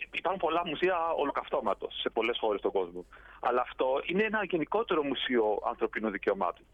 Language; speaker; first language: Greek; native; Greek